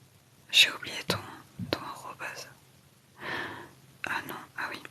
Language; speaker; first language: French; native; French